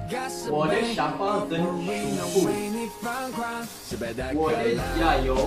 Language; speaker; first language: Chinese; non-native, learner; Malay